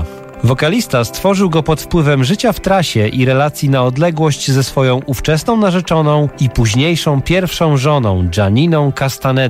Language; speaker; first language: Polish; native; Polish